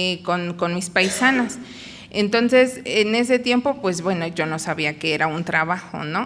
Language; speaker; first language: Spanish; non-native, local second language; Nahuatl languages